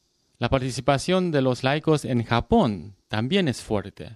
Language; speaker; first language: Spanish; non-native, learner; Korean